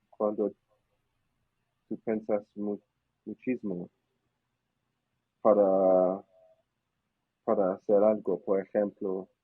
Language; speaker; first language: Spanish; non-native, learner; English